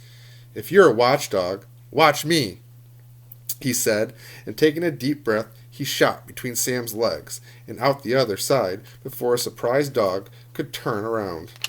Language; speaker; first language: English; native; English